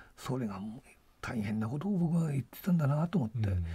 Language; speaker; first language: Japanese; native; Japanese